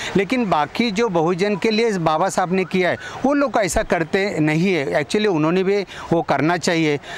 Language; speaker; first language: Hindi; non-native, local second language; Marathi